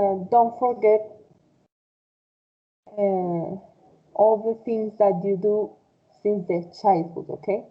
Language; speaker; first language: English; non-native, fluent; Spanish